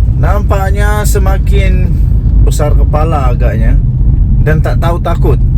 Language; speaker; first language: Malay; non-native, local second language; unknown